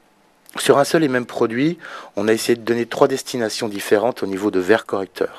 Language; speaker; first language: French; native; French